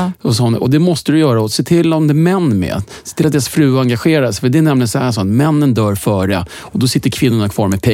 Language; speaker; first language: Swedish; native; Swedish